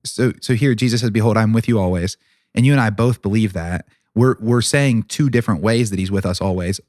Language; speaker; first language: English; native; English